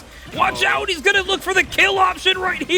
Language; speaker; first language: English; native; English